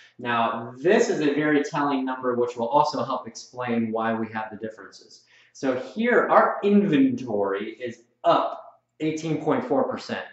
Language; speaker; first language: English; native; English